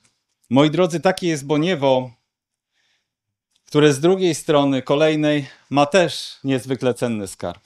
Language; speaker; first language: Polish; native; Polish